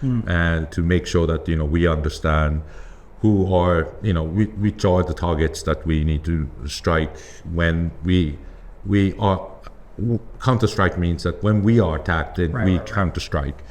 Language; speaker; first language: English; non-native, fluent; Japanese